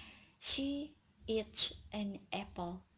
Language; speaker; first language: English; non-native, fluent; Indonesian